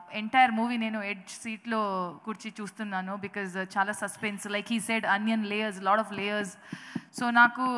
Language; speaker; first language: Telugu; non-native, learner; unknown